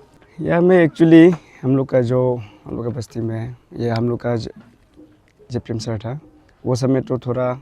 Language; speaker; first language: Hindi; non-native, local second language; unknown